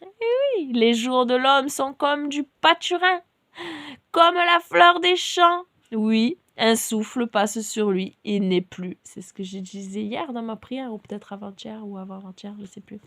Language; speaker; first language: French; native; French